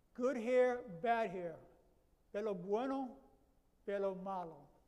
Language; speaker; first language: English; native; English